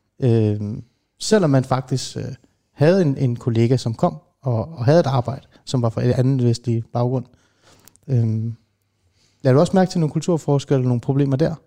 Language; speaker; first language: Danish; early bilingual, other home language; Persian